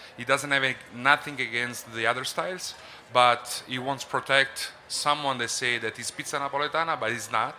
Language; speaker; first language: English; non-native, fluent; Italian